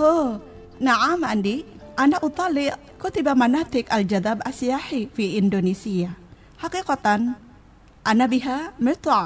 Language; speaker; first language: Arabic; non-native, fluent; Indonesian